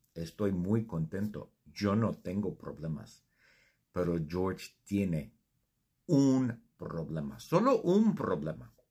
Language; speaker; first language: Spanish; non-native, fluent; English